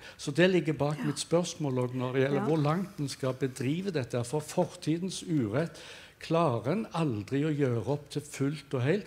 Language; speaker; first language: Norwegian; native; Norwegian